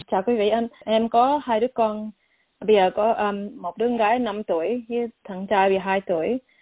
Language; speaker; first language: Vietnamese; early bilingual, heritage; Vietnamese